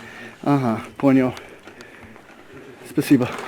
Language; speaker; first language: Russian; non-native, learner; English